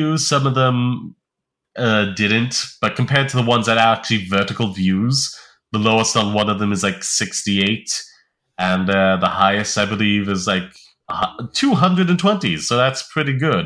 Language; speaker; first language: English; native; English